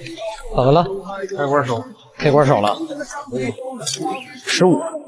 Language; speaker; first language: Chinese; native; Chinese